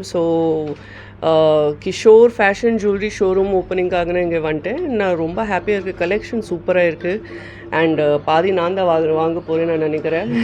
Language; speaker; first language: Tamil; non-native, local second language; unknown